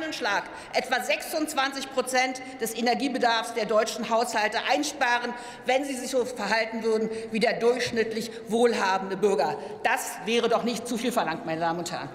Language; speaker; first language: German; native; German